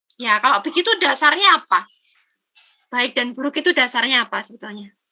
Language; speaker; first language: Indonesian; non-native, local second language; Javanese